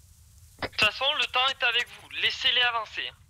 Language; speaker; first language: French; native; French